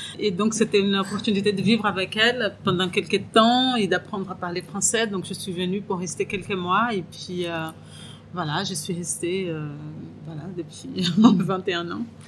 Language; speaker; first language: French; non-native, fluent; Portuguese